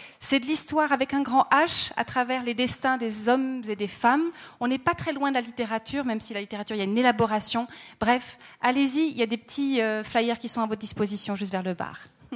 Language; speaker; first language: French; native; French